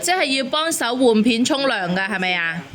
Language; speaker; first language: Chinese; native; Chinese